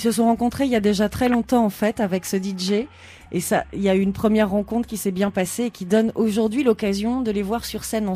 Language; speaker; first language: French; native; French